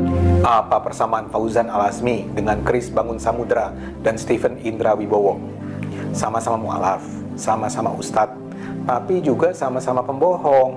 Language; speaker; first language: Indonesian; native; Indonesian